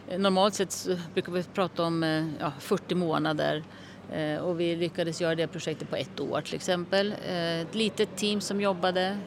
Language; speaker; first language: Swedish; native; Swedish